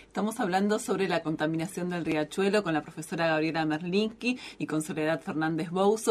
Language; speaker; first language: Spanish; native; Spanish